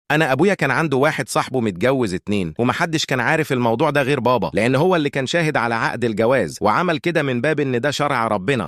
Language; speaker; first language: Arabic; native; Arabic